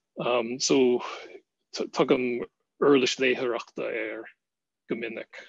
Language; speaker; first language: Irish; non-native, fluent; English